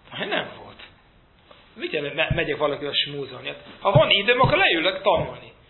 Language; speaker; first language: Hungarian; early bilingual, heritage; Hungarian